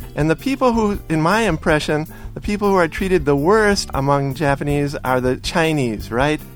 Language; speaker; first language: English; native; English